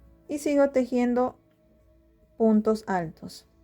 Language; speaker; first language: Spanish; native; Spanish